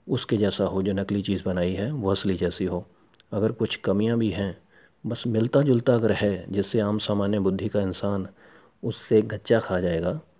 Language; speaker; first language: Hindi; non-native, local second language; Punjabi